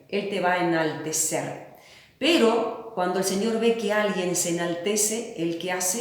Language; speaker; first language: Spanish; native; Spanish